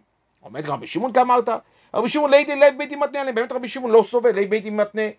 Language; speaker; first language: Hebrew; native; Hebrew